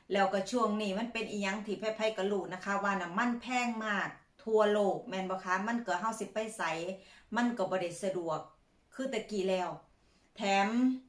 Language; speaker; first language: Thai; native; Thai